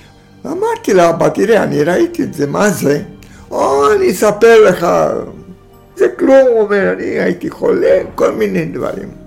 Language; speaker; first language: Hebrew; non-native, fluent; Romanian